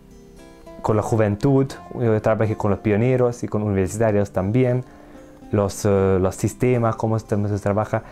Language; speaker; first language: Spanish; non-native, learner; Hungarian